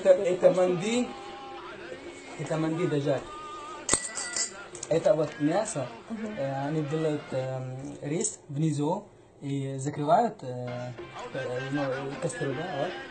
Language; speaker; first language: Russian; non-native, learner; Arabic